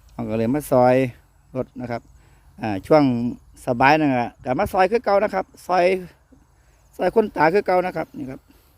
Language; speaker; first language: Thai; non-native, local second language; Northeastern Thai